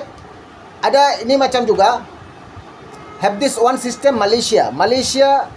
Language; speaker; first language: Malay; non-native, learner; Bangla